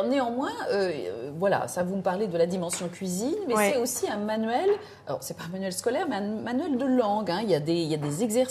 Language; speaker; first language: French; native; French